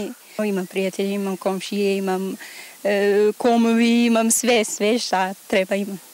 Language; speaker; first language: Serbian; non-native, learner; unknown